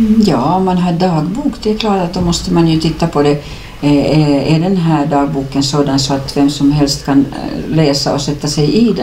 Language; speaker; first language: Swedish; native; Swedish